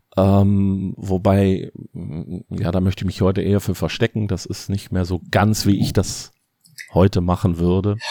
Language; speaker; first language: German; native; German